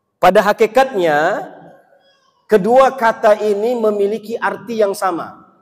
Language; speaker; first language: Indonesian; non-native, local second language; Minangkabau